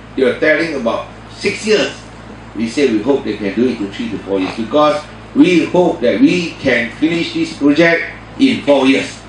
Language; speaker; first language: English; non-native, local second language; Min Nan Chinese